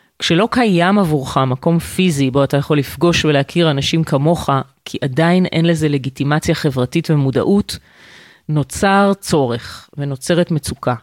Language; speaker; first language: Hebrew; native; Hebrew